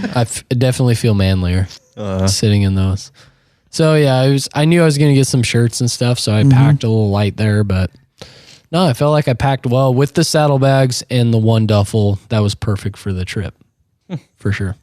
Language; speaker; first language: English; native; English